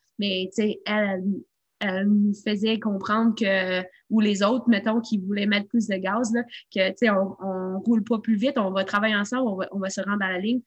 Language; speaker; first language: French; non-native, local second language; English